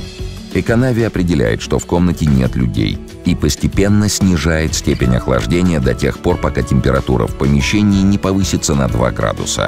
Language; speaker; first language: Russian; native; Russian